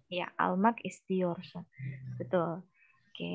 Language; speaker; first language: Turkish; non-native, fluent; Indonesian